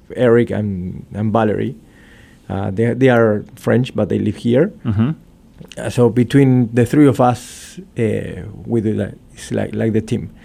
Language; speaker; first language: English; non-native, fluent; Spanish